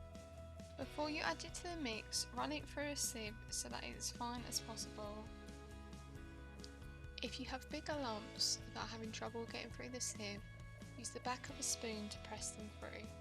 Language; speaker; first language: English; native; English